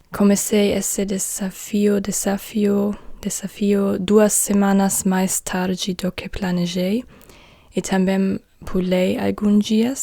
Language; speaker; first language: Portuguese; non-native, learner; German